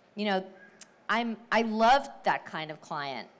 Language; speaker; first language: English; native; English